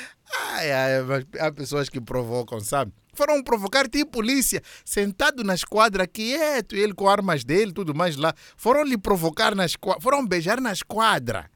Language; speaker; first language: Portuguese; native; Portuguese